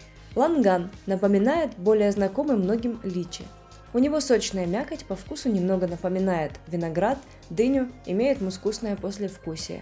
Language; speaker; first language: Russian; native; Russian